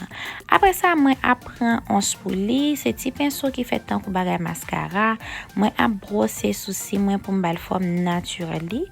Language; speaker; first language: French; non-native, learner; Haitian Creole